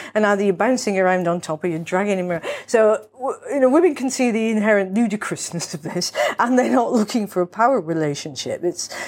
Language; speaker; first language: English; native; English